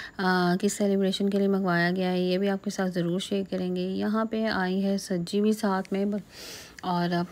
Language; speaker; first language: Urdu; native; Urdu